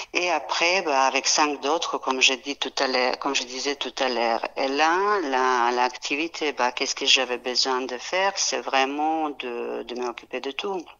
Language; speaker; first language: French; non-native, fluent; Serbian